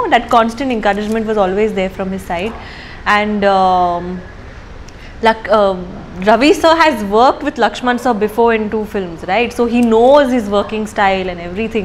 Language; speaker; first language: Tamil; non-native, learner; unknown